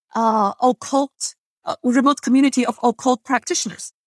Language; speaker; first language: English; non-native, fluent; Chinese